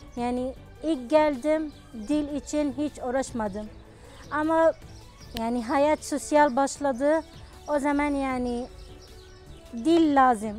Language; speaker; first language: Turkish; non-native, learner; Arabic